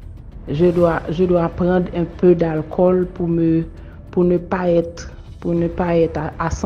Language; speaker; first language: French; non-native, local second language; Haitian Creole